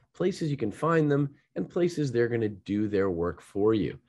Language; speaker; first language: English; native; English